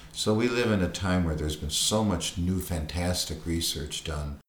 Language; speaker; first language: English; native; English